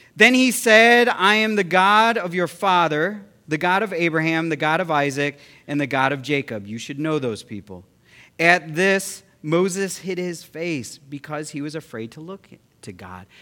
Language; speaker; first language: English; early bilingual, other home language; Filipino